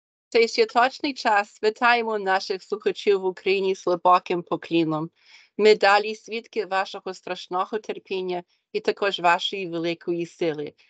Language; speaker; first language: Ukrainian; early bilingual, heritage; Ukrainian